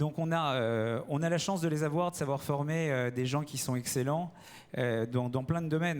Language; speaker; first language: French; native; French